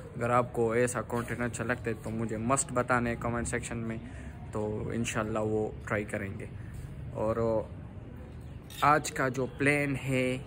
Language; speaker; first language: Urdu; non-native, local second language; Pashto